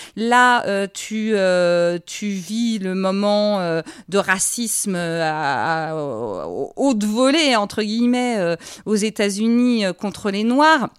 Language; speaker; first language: French; native; French